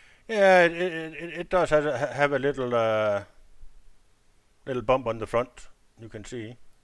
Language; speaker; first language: English; non-native, fluent; Danish